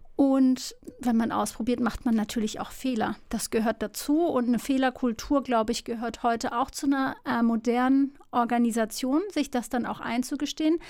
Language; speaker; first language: German; early bilingual, other home language; Turkish